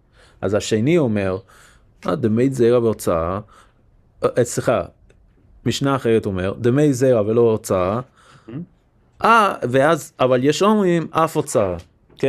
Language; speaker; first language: Hebrew; non-native, fluent; English